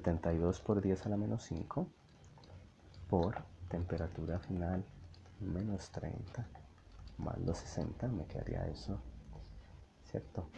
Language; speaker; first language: Spanish; native; Spanish